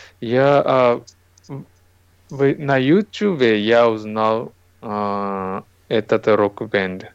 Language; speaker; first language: Russian; non-native, learner; Japanese